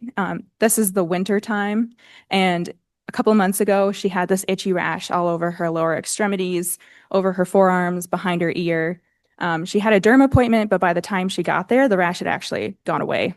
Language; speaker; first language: English; native; English